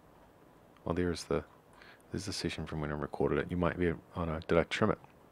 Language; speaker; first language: English; native; English